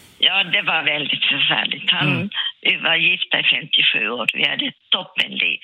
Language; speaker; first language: Swedish; non-native, local second language; Finnish